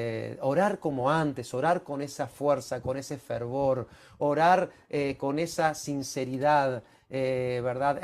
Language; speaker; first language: Spanish; native; Spanish